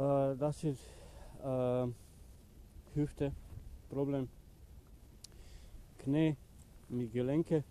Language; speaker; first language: German; non-native, learner; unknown